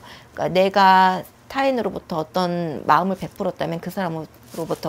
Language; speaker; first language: Korean; native; Korean